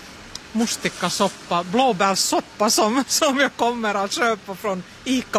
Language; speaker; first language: Swedish; non-native, learner; Finnish